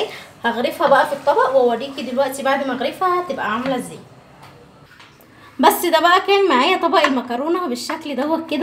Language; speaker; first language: Arabic; native; Arabic